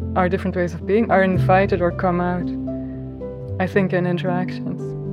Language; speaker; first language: English; non-native, fluent; Dutch